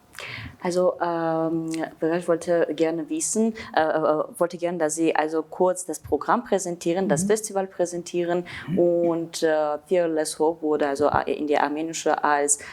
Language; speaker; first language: German; non-native, fluent; Armenian